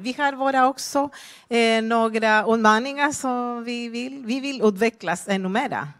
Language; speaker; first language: Swedish; non-native, fluent; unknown